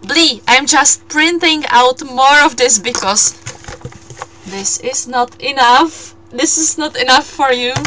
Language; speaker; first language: English; non-native, fluent; Czech